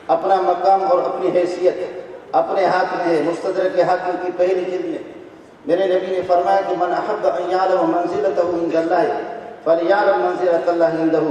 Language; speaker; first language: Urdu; non-native, local second language; Brahui